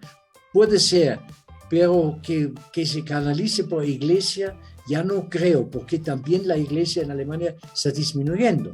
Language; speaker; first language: Spanish; non-native, fluent; German